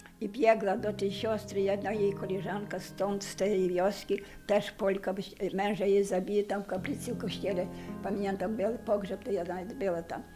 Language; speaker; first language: Polish; non-native, local second language; Ukrainian